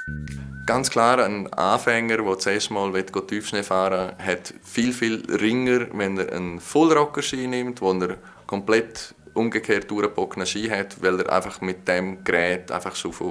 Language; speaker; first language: German; native; German